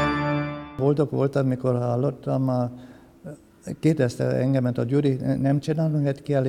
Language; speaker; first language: Hungarian; non-native, learner; German